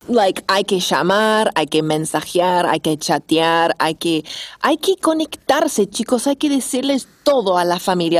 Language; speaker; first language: Spanish; non-native, fluent; English